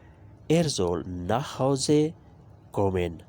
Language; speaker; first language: German; non-native, fluent; Urdu